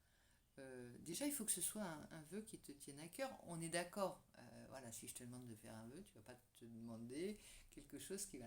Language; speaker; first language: French; native; French